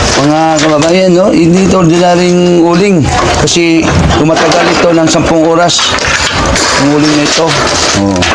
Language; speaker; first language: Filipino; native; Filipino